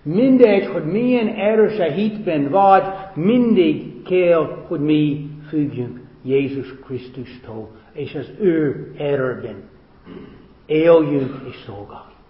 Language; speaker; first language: Hungarian; non-native, fluent; English